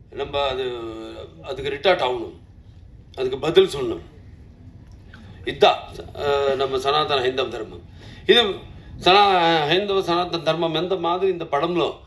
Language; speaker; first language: Tamil; non-native, learner; Telugu